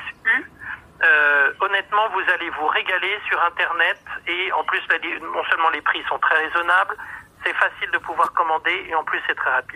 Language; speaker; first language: French; native; French